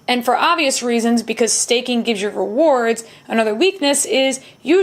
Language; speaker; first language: English; native; English